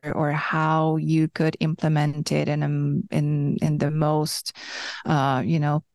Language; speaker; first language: English; non-native, fluent; Hungarian